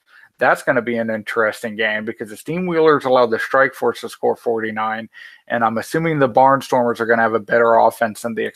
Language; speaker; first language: English; native; English